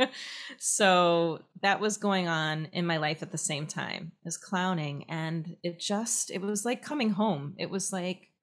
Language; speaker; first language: English; native; English